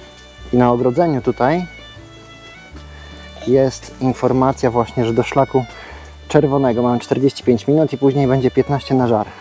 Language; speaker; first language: Polish; native; Polish